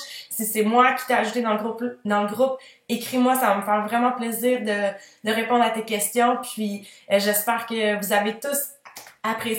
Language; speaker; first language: French; native; French